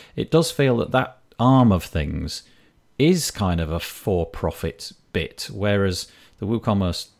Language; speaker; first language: English; native; English